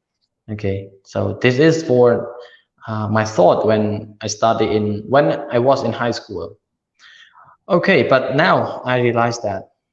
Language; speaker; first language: English; non-native, learner; Khmer